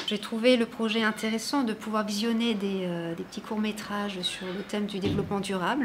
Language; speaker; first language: French; native; French